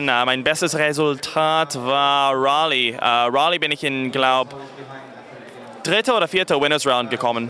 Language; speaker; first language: German; non-native, fluent; English